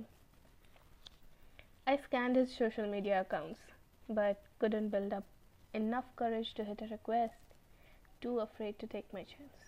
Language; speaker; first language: English; non-native, local second language; Hindi